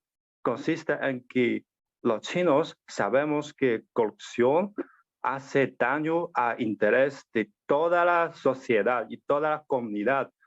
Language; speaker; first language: Spanish; non-native, learner; Chinese